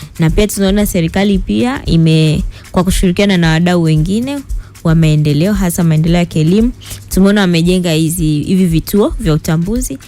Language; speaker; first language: Swahili; native; Swahili